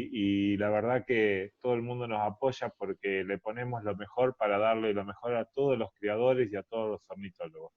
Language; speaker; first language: Spanish; native; Spanish